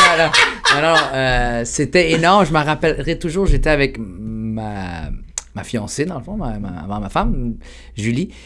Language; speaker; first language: French; early bilingual, other home language; Arabic